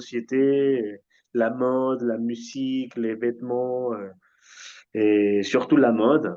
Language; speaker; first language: French; non-native, fluent; Spanish